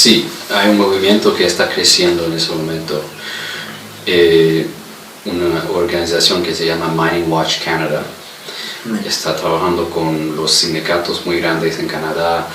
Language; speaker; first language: Spanish; non-native, fluent; English